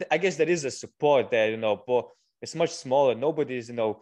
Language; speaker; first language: English; non-native, fluent; Lithuanian